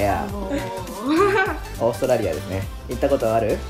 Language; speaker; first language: Japanese; native; Japanese